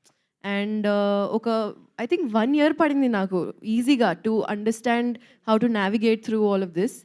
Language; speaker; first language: Telugu; non-native, local second language; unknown